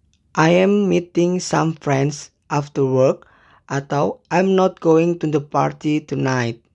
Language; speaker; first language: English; non-native, fluent; Indonesian